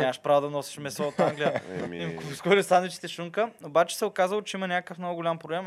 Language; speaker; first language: Bulgarian; native; Bulgarian